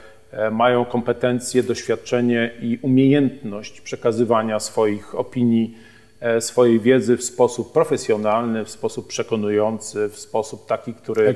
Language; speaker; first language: Polish; native; Polish